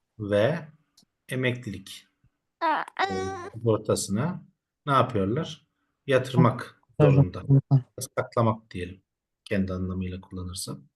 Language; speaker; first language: Turkish; native; Turkish